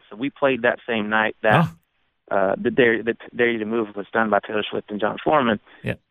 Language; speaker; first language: English; native; English